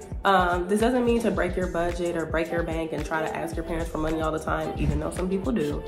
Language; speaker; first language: English; native; English